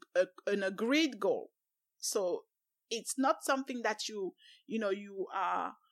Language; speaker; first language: English; non-native, local second language; French